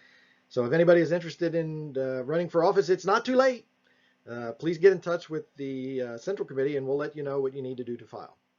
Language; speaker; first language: English; native; English